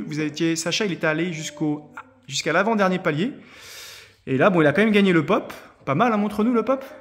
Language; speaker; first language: French; native; French